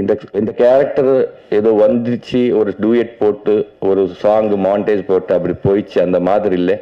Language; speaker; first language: Tamil; non-native, learner; Telugu